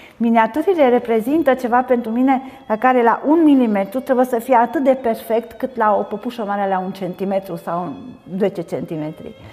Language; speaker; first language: Romanian; non-native, local second language; Hungarian